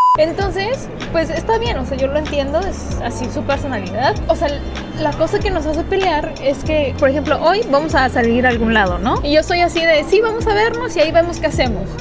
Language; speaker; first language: Spanish; early bilingual, other home language; Korean